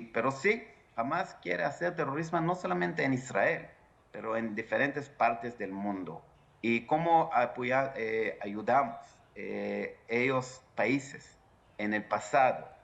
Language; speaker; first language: Spanish; non-native, fluent; Hebrew